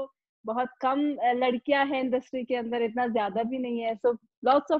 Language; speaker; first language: Hindi; non-native, fluent; Pashto